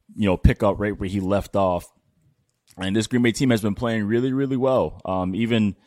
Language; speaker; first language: English; native; English